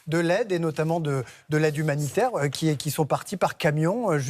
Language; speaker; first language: French; native; French